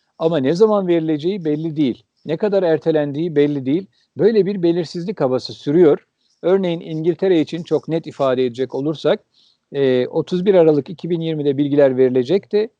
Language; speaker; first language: Turkish; early bilingual, heritage; Turkish